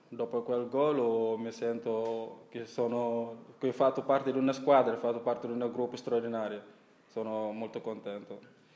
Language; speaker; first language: Italian; non-native, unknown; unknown